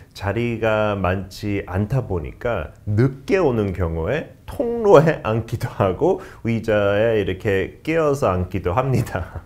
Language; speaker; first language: Korean; non-native, fluent; English